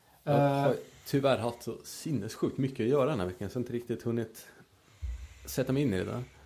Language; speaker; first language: Swedish; native; Swedish